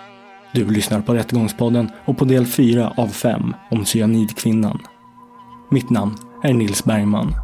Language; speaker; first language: Swedish; native; Swedish